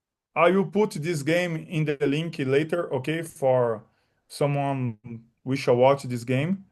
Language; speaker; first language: English; non-native, learner; Portuguese